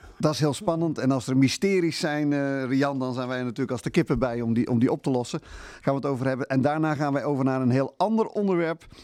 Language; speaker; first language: Dutch; native; Dutch